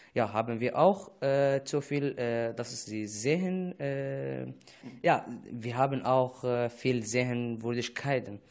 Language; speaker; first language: German; non-native, learner; Arabic